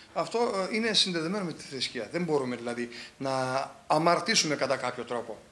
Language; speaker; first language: Greek; non-native, local second language; Turkish